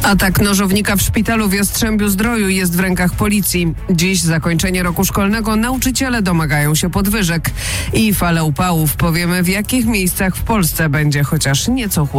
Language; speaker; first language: Polish; native; Polish